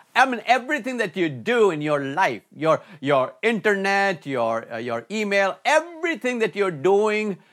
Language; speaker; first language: English; non-native, local second language; Hindi